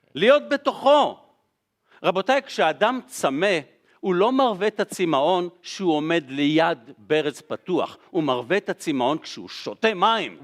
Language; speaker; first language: Hebrew; native; Hebrew